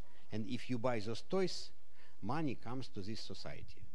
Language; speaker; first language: English; non-native, fluent; Russian